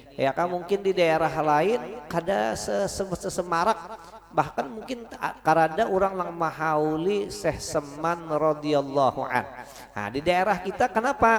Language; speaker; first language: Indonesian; non-native, local second language; Banjar